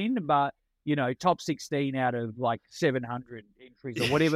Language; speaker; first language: English; non-native, local second language; Italian